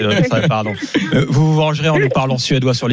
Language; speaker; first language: French; native; French